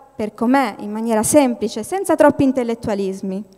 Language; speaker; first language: Italian; native; Italian